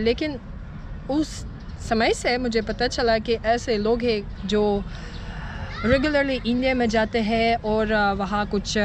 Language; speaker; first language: Hindi; non-native, fluent; Russian